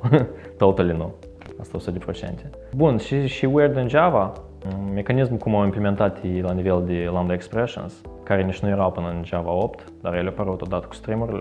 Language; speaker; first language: Romanian; native; Romanian